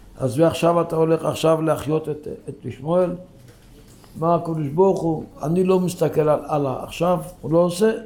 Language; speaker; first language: Hebrew; non-native, local second language; Yiddish